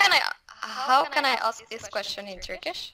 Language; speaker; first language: English; non-native, fluent; Arabic